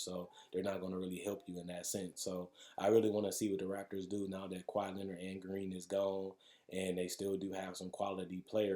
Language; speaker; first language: English; native; English